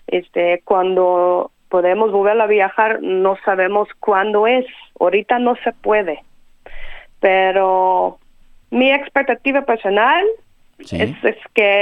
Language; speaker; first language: Spanish; non-native, fluent; Dutch